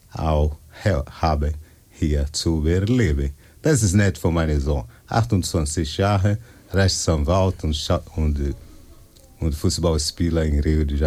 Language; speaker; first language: German; non-native, learner; Portuguese